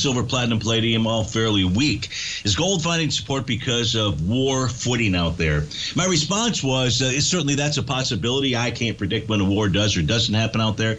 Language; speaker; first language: English; native; English